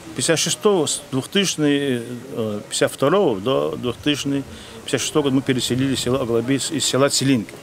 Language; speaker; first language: Russian; non-native, local second language; Lezghian